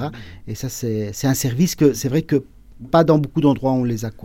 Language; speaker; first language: French; early bilingual, other home language; Spanish